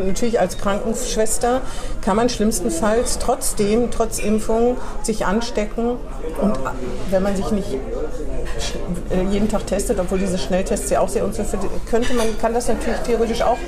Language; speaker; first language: German; native; German